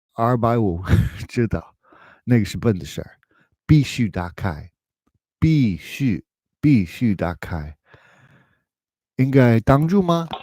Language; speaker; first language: Chinese; non-native, fluent; English